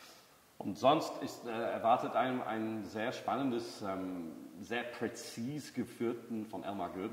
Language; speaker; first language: German; non-native, fluent; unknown